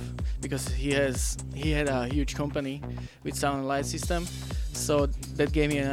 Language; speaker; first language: English; non-native, learner; Slovak